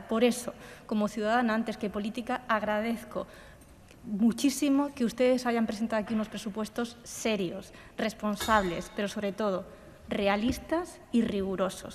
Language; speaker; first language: Spanish; native; Spanish